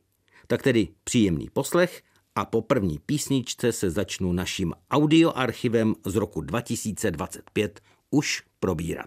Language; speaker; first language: Czech; native; Czech